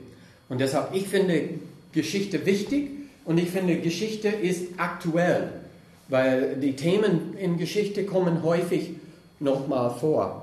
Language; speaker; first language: German; non-native, fluent; English